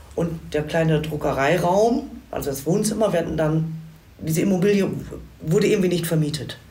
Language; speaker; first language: German; native; German